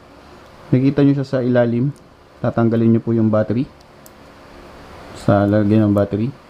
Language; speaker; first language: Filipino; native; Filipino